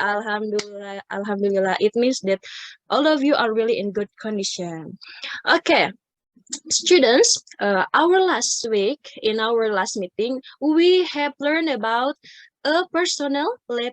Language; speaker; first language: English; non-native, fluent; Indonesian